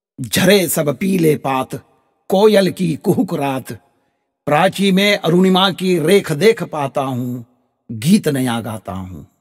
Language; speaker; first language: Hindi; native; Hindi